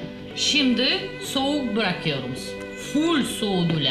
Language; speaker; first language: Turkish; non-native, learner; Russian